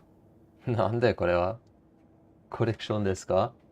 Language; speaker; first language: Japanese; non-native, learner; English